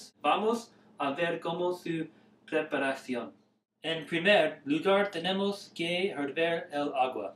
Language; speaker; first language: Spanish; non-native, learner; English